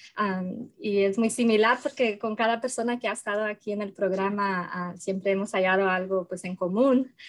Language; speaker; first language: Spanish; early bilingual, heritage; Spanish